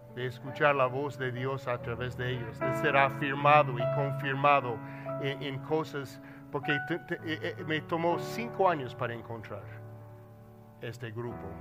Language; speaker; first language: Spanish; non-native, learner; English